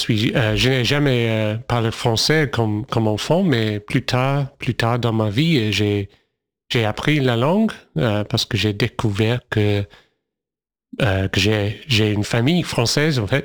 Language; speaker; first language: French; non-native, fluent; English